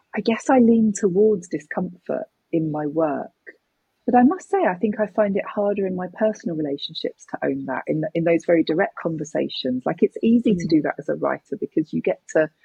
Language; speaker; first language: English; native; English